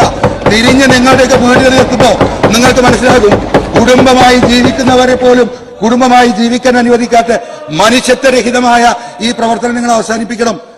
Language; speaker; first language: Malayalam; native; Malayalam